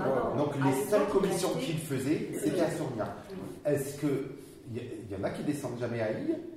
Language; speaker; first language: French; native; French